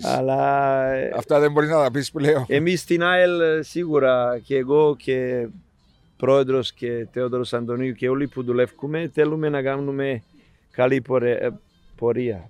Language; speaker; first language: Greek; non-native, learner; Serbian